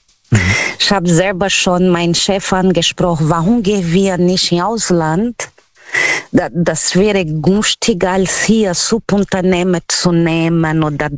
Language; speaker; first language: German; non-native, learner; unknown